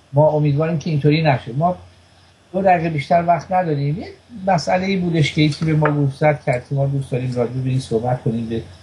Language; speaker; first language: Persian; native; Persian